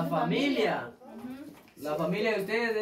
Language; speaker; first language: Spanish; native; Spanish